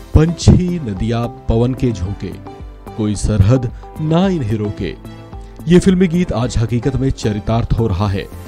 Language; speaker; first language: Hindi; native; Hindi